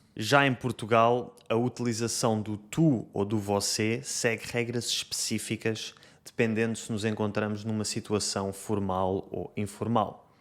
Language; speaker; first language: Portuguese; native; Portuguese